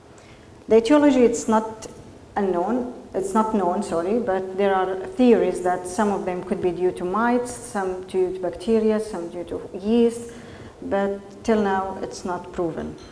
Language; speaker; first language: English; non-native, fluent; Arabic